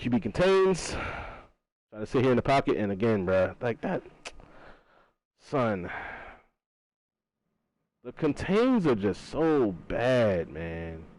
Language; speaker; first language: English; native; English